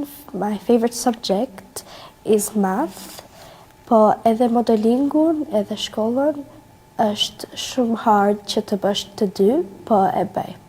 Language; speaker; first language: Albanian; early bilingual, heritage; Albanian